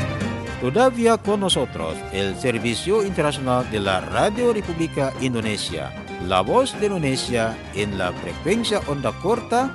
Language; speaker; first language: Spanish; non-native, fluent; Indonesian